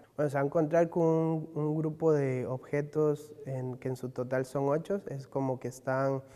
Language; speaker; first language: Spanish; native; Spanish